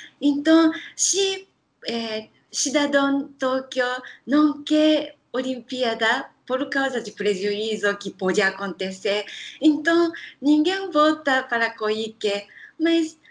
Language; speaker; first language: Portuguese; non-native, learner; Japanese